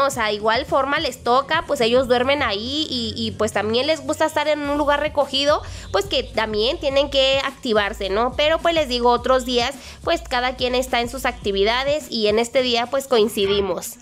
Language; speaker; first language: Spanish; native; Spanish